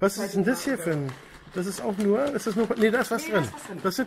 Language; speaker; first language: German; native; German